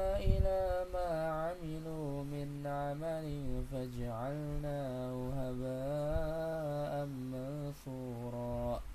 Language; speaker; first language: Arabic; non-native, learner; Indonesian